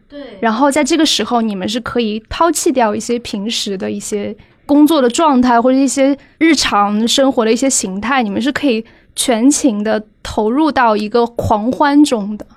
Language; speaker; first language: Chinese; native; Chinese